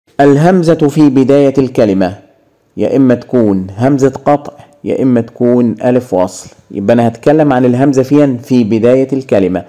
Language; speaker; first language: Arabic; native; Arabic